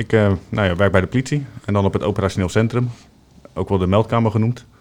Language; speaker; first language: Dutch; native; Dutch